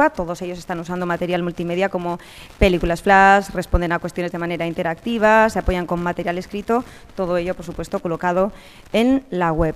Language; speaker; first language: Spanish; native; Spanish